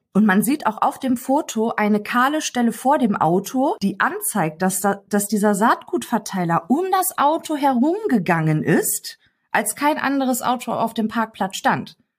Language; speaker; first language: German; native; German